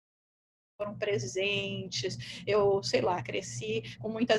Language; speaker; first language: Portuguese; native; Portuguese